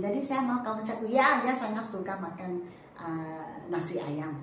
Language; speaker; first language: Malay; non-native, local second language; Chinese